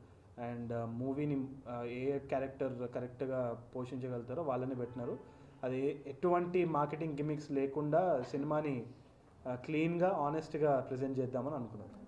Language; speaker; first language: Telugu; native; Telugu